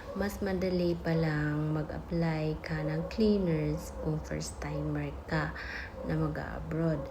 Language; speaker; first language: Filipino; non-native, local second language; Waray